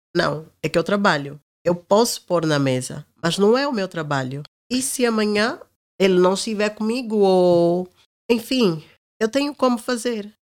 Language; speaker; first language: Portuguese; native; Portuguese